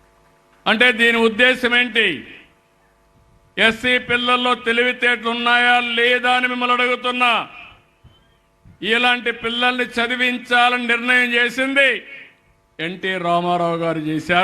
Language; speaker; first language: Telugu; native; Telugu